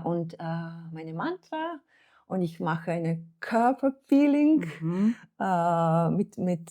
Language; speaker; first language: German; non-native, fluent; Slovenian